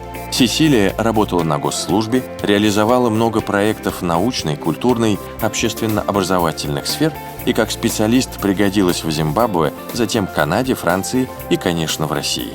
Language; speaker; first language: Russian; native; Russian